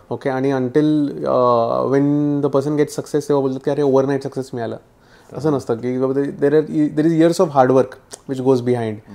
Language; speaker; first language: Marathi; native; Marathi